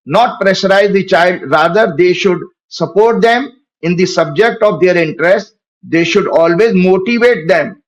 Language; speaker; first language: English; non-native, local second language; Hindi